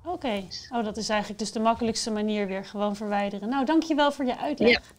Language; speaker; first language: Dutch; native; Dutch